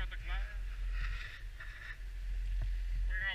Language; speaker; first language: French; native; French